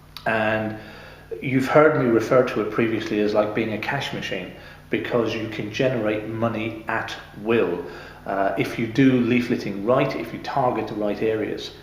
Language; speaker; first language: English; native; English